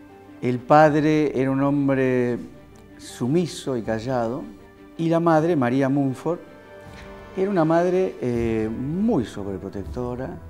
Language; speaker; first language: Spanish; native; Spanish